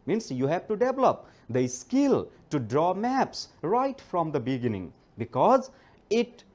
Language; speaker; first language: English; non-native, local second language; Nepali